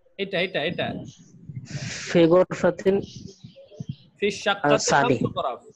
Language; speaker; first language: Arabic; non-native, fluent; Bangla